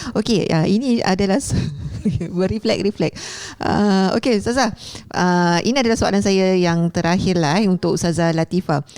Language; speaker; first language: Malay; native; Malay